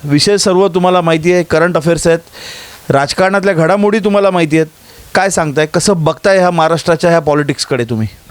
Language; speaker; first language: Marathi; native; Marathi